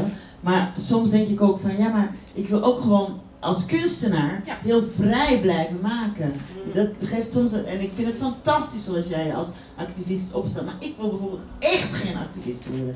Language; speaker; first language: Dutch; native; Dutch